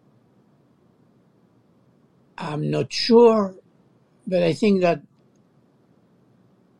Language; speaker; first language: English; non-native, fluent; French